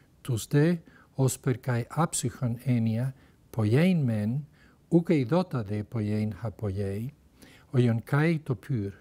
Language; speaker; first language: Greek; non-native, fluent; Spanish